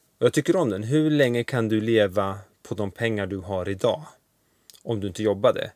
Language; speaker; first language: Swedish; early bilingual, other home language; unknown